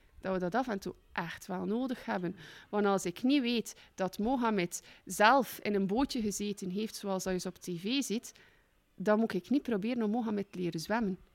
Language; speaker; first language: Dutch; native; Dutch